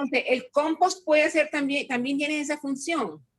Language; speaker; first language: Spanish; native; Spanish